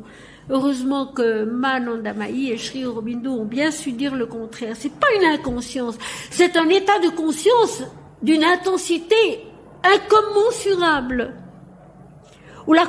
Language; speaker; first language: French; native; French